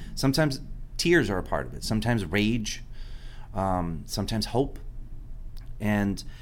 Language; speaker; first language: English; early bilingual, other home language; Spanish